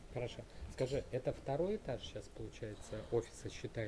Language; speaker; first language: Russian; native; Russian